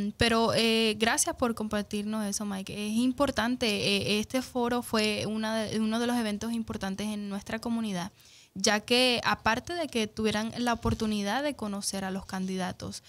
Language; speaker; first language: Spanish; native; Spanish